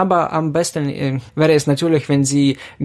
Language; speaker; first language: German; non-native, fluent; Ukrainian